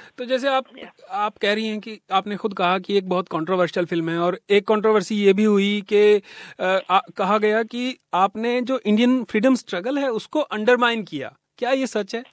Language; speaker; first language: Hindi; native; Hindi